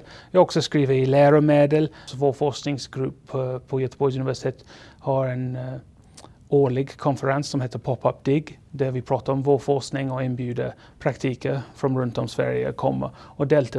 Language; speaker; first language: Swedish; non-native, fluent; English